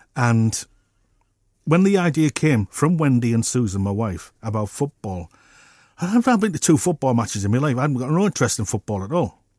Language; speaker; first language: English; native; English